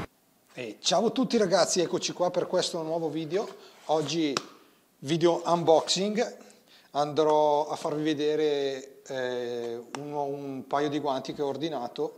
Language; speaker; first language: Italian; native; Italian